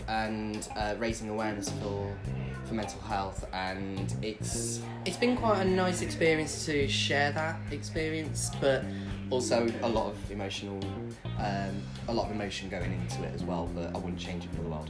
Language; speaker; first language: English; native; English